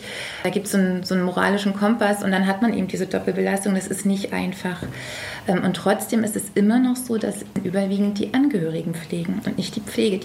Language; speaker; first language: German; native; German